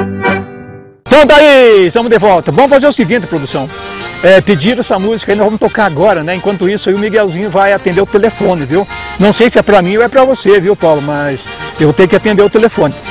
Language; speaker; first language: Portuguese; native; Portuguese